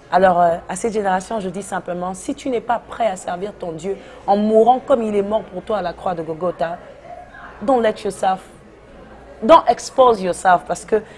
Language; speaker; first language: French; non-native, local second language; Lingala